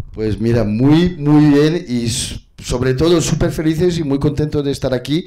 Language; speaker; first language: Spanish; non-native, fluent; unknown